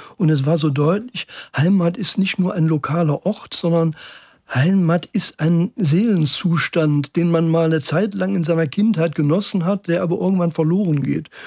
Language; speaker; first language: German; native; German